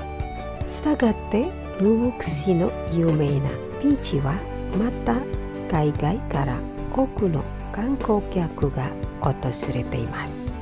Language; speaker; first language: Japanese; non-native, fluent; Indonesian